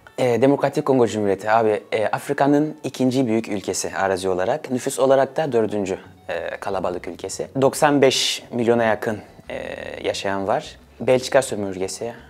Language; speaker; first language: Turkish; early bilingual, other home language; Swahili